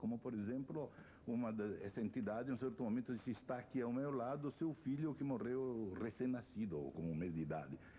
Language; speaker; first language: Portuguese; non-native, fluent; Italian